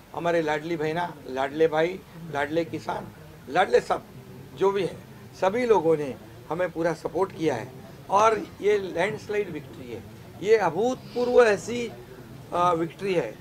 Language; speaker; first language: Hindi; non-native, local second language; Marathi